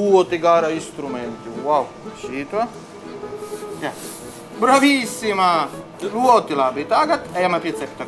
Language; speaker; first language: Latvian; non-native, learner; Italian